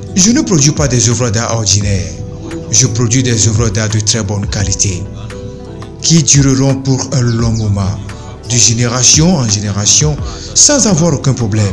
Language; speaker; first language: French; non-native, local second language; Ewe